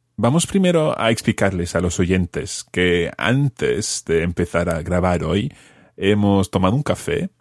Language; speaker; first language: Spanish; non-native, fluent; English